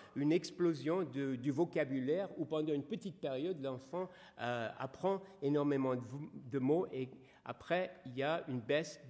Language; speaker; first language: French; non-native, fluent; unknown